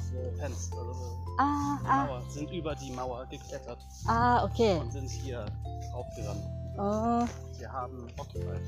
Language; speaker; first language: German; non-native, learner; Japanese